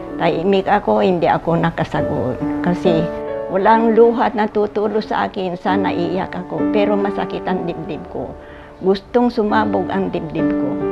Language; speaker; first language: Filipino; non-native, local second language; Pangasinan